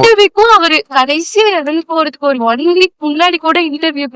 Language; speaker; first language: Tamil; non-native, local second language; Malayalam